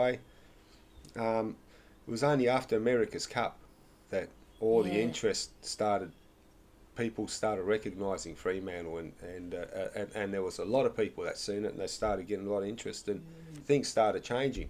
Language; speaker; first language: English; non-native, local second language; Croatian